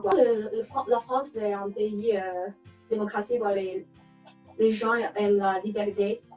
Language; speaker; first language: French; non-native, fluent; Chinese